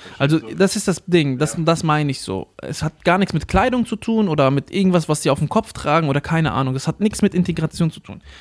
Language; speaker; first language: German; early bilingual, other home language; Arabic